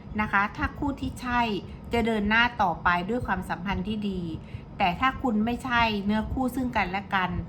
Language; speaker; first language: Thai; native; Thai